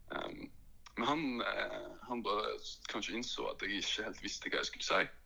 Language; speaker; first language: Norwegian; early bilingual, other home language; Latvian